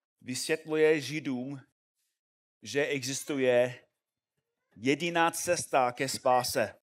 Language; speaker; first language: Czech; non-native, fluent; English